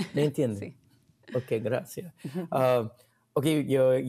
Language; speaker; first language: Spanish; non-native, learner; English